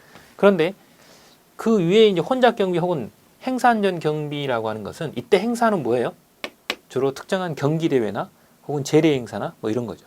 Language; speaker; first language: Korean; native; Korean